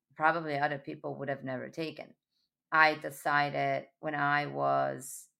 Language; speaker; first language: English; non-native, fluent; Italian